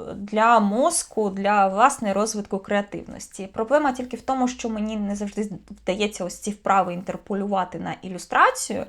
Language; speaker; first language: Ukrainian; native; Ukrainian